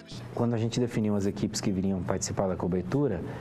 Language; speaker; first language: Portuguese; native; Portuguese